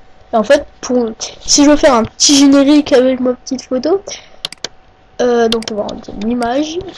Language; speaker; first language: French; native; French